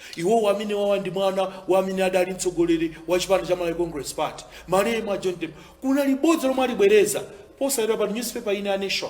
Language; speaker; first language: Nyanja; native; Nyanja